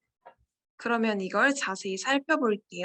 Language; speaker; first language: Korean; native; Korean